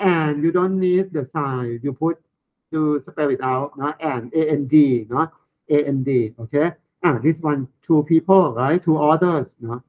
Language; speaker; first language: English; non-native, fluent; Thai